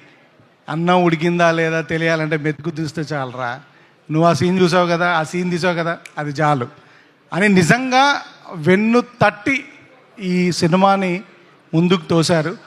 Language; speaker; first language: Telugu; native; Telugu